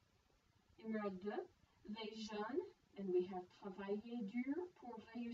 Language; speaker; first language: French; non-native, fluent; English